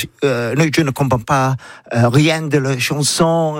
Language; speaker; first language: French; non-native, learner; English